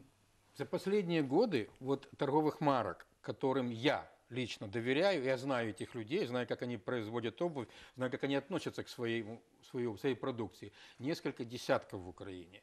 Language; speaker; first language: Russian; native; Russian